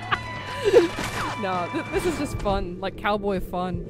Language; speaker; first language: English; native; English